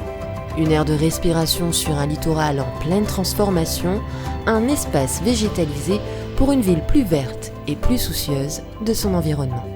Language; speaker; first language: French; native; French